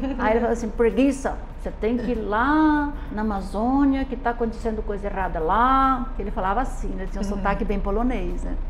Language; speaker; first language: Portuguese; native; Portuguese